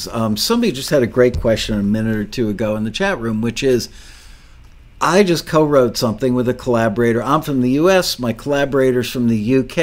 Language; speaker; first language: English; native; English